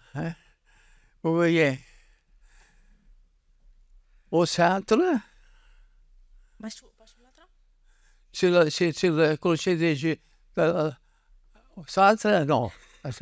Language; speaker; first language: French; non-native, learner; Catalan